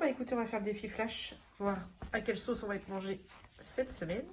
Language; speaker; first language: French; native; French